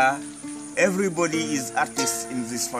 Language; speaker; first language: English; non-native, learner; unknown